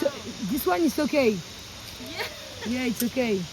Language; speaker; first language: English; non-native, learner; French